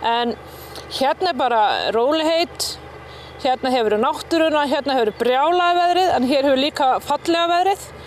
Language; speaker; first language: Icelandic; native; Icelandic